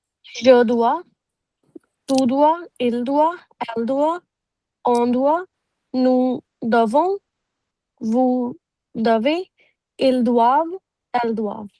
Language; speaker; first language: French; non-native, learner; Punjabi